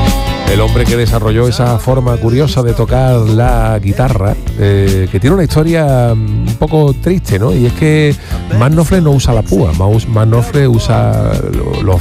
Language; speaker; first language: Spanish; native; Spanish